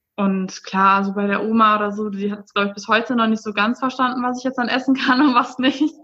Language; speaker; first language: German; native; German